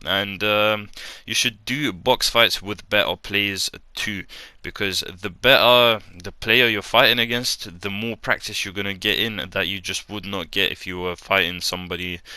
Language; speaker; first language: English; native; English